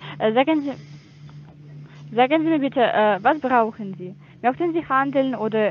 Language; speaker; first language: German; non-native, fluent; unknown